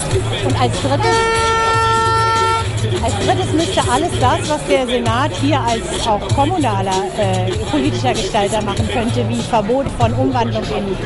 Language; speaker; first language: German; native; German